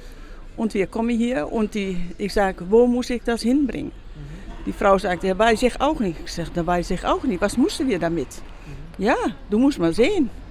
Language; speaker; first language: German; non-native, learner; Dutch